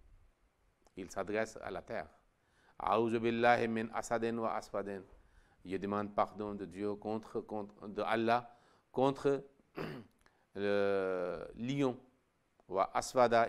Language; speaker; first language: French; non-native, local second language; Wolof